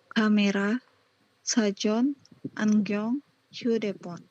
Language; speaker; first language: Korean; non-native, learner; Indonesian